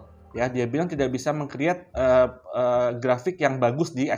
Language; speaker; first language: Indonesian; native; Indonesian